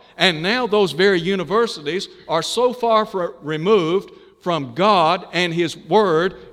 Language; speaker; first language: English; native; English